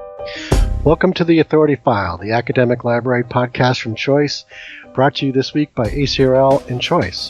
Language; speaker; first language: English; native; English